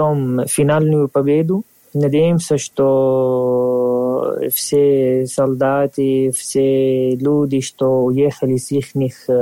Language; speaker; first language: Russian; non-native, fluent; Arabic